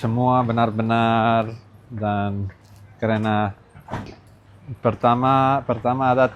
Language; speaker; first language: Indonesian; non-native, learner; Catalan